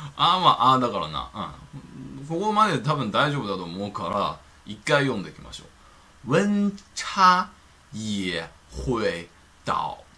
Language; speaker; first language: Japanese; non-native, fluent; Chinese